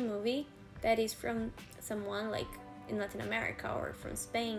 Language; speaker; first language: English; non-native, fluent; Portuguese